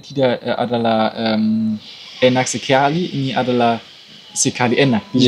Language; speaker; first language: Indonesian; non-native, learner; German